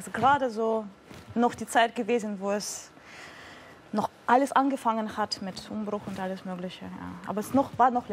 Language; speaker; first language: German; non-native, fluent; Russian